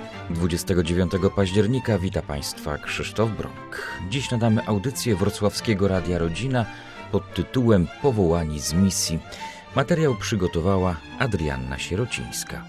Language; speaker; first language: Polish; native; Polish